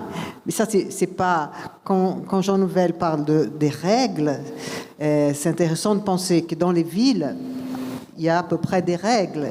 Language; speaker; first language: French; non-native, fluent; Portuguese